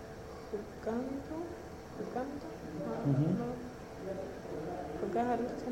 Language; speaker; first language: Spanish; non-native, learner; Swedish